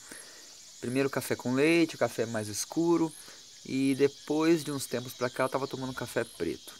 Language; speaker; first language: Portuguese; native; Portuguese